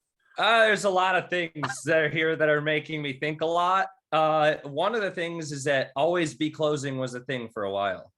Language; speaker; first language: English; native; English